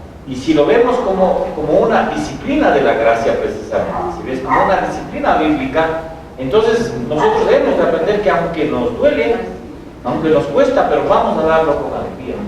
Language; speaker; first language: Spanish; native; Spanish